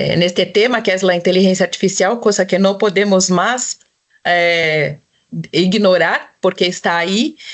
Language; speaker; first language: Spanish; non-native, local second language; Portuguese